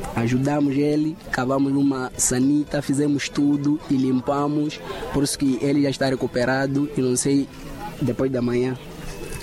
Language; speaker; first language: Portuguese; non-native, local second language; Makhuwa